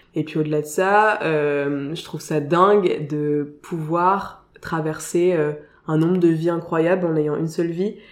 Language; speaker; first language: French; native; French